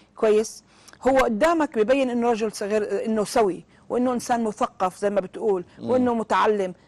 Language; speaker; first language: Arabic; native; Arabic